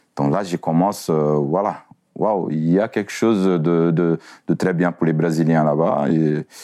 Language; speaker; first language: French; non-native, fluent; Portuguese